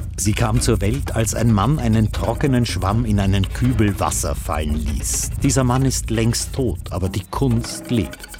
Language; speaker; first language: German; native; German